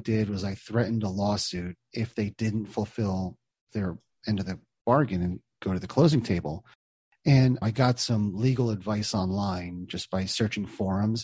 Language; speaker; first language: English; native; English